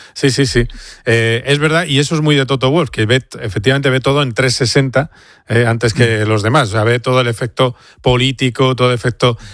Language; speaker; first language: Spanish; native; Spanish